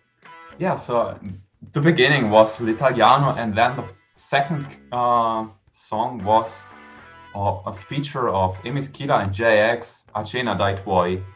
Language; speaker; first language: English; non-native, fluent; German